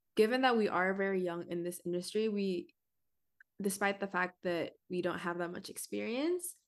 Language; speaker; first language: English; early bilingual, other home language; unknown